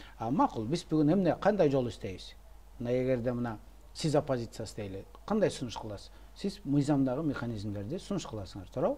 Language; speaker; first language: Kyrgyz; native; Kyrgyz